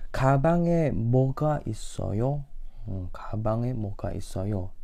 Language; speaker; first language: Korean; non-native, fluent; Indonesian